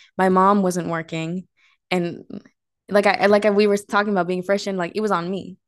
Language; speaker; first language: English; early bilingual, other home language; Spanish